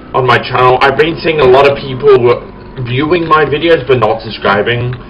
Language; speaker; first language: English; native; English